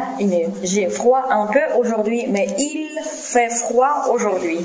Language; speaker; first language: French; non-native, fluent; Russian